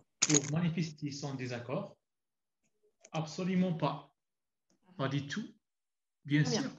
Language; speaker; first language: French; non-native, learner; Arabic